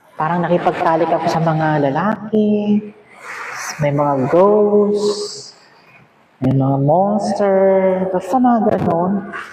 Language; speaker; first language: Filipino; non-native, local second language; Masbatenyo